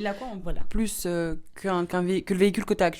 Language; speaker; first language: French; native; French